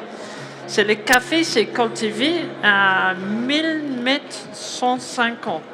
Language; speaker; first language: French; non-native, learner; English